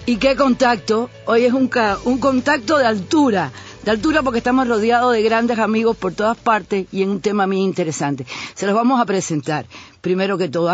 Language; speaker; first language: Spanish; native; Spanish